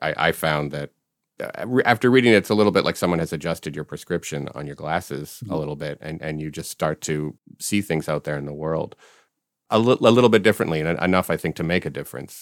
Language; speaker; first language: English; native; English